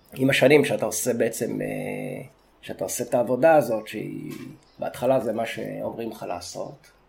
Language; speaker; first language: Hebrew; native; Hebrew